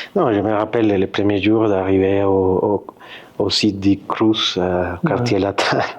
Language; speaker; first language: French; non-native, fluent; Spanish